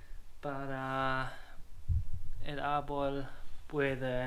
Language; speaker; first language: Spanish; non-native, learner; German